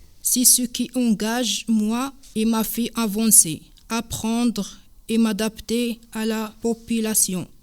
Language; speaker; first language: French; non-native, learner; Arabic